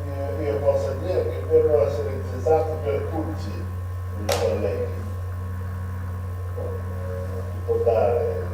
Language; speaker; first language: Italian; non-native, learner; Russian